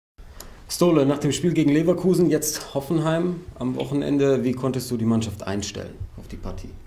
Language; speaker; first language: German; native; German